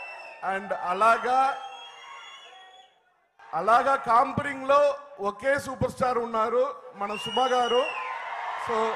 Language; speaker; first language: Telugu; non-native, learner; Tamil